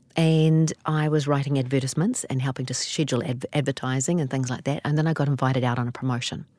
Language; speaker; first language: English; native; English